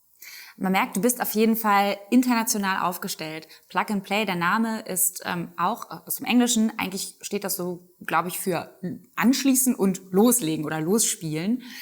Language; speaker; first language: German; native; German